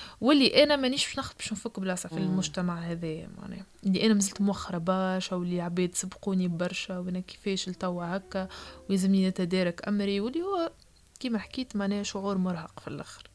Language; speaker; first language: Arabic; native; Arabic